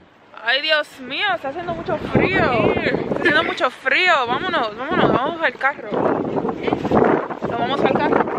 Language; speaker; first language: Spanish; early bilingual, heritage; Spanish